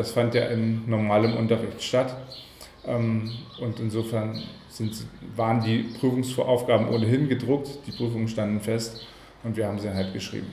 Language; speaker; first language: German; native; German